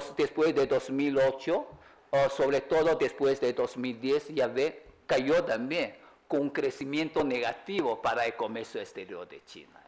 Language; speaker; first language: Spanish; non-native, fluent; Chinese